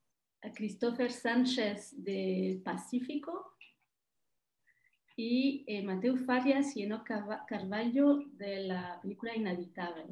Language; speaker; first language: Spanish; non-native, fluent; French